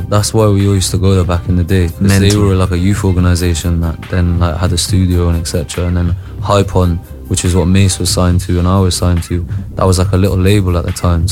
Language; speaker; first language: English; native; English